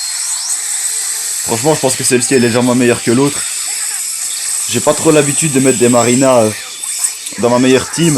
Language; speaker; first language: French; native; French